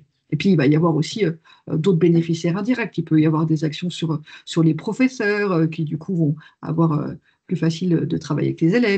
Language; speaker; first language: French; native; French